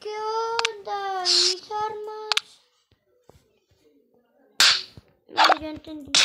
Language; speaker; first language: Spanish; native; Spanish